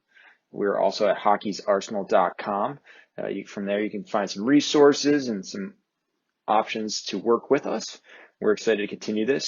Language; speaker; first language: English; native; English